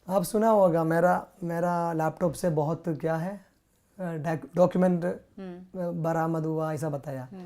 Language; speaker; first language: Hindi; non-native, local second language; Malayalam